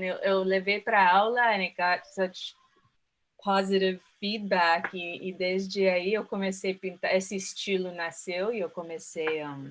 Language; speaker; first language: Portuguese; early bilingual, heritage; Portuguese